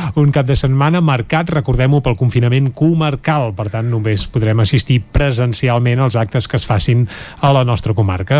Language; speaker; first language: Catalan; native; Catalan